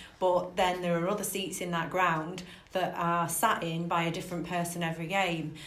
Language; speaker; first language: English; native; English